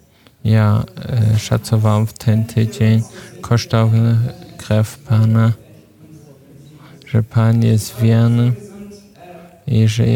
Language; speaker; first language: Polish; non-native, fluent; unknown